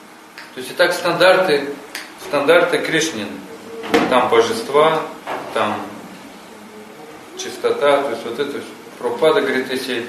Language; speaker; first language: Russian; native; Russian